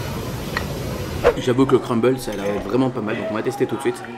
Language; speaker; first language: French; native; French